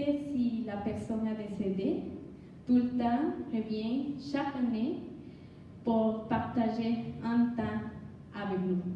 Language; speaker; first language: French; non-native, learner; Spanish